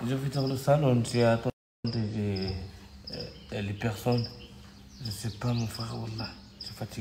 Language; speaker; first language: French; non-native, learner; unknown